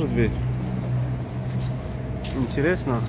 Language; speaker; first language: Russian; non-native, local second language; Tajik